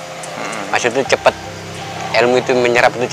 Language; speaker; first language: Indonesian; native; Indonesian